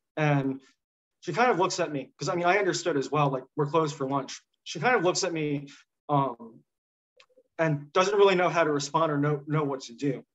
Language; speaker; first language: English; native; English